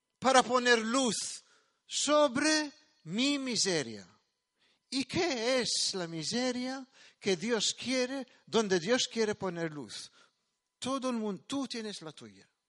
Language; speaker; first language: Spanish; non-native, fluent; Maltese